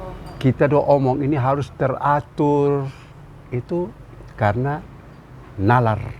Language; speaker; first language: Indonesian; non-native, local second language; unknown